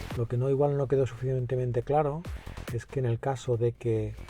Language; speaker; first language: Spanish; native; Spanish